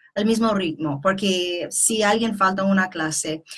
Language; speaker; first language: Spanish; non-native, fluent; English